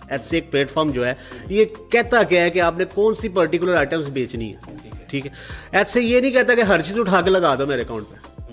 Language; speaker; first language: Urdu; non-native, local second language; Punjabi